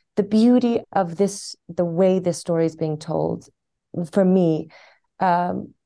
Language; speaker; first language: English; non-native, fluent; Persian